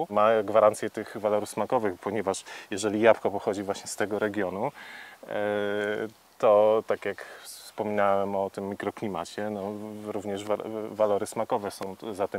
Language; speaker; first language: Polish; native; Polish